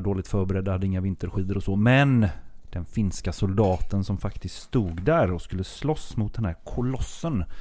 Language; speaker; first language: Swedish; native; Swedish